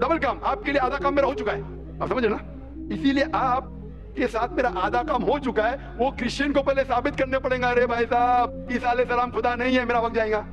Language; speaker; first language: Hindi; non-native, local second language; Konkani